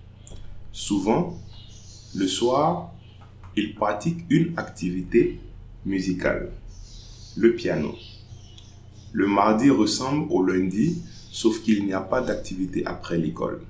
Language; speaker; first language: French; non-native, fluent; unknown